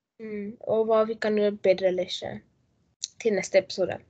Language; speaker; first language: Norwegian; non-native, learner; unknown